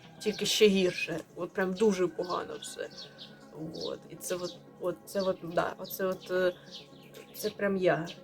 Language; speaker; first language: Ukrainian; non-native, local second language; Russian